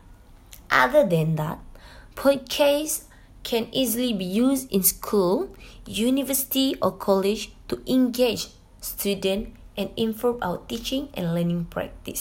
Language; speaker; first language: English; non-native, local second language; Malay